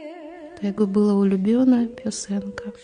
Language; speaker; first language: Polish; non-native, learner; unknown